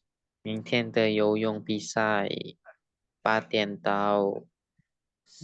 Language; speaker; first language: Chinese; non-native, learner; Indonesian